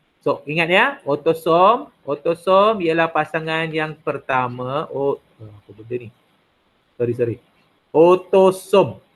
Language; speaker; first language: Malay; non-native, local second language; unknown